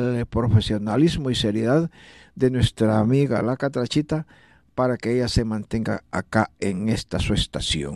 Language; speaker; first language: Spanish; native; Spanish